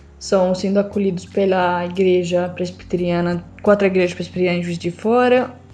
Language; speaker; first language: Portuguese; non-native, learner; Arabic